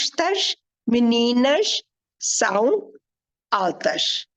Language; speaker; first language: Portuguese; non-native, fluent; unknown